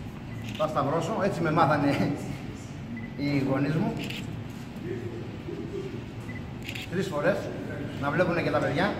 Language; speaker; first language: Greek; native; Greek